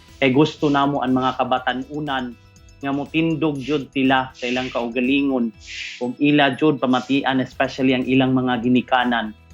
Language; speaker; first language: Cebuano; native; Cebuano